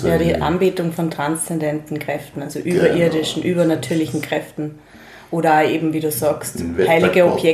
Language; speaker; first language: German; native; German